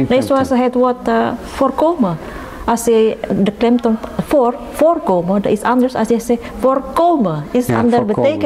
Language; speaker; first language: Dutch; non-native, learner; Indonesian